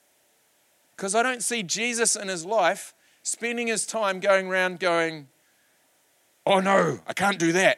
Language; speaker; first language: English; native; English